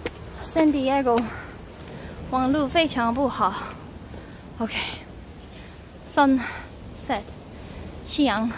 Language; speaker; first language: Chinese; non-native, learner; Korean